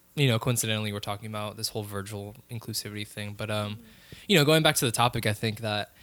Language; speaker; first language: English; early bilingual, other home language; Filipino